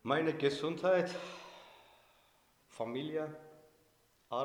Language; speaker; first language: German; non-native, learner; Turkish